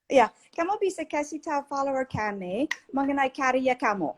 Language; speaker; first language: Indonesian; non-native, learner; English